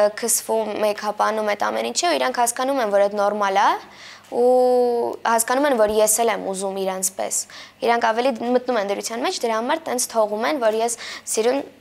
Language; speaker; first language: Armenian; early bilingual, heritage; Armenian